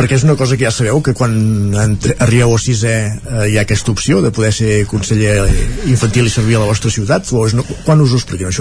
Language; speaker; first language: Catalan; native; Catalan